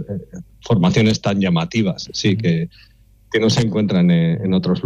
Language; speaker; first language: Spanish; native; Spanish